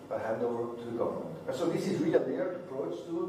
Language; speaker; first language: English; non-native, fluent; Dutch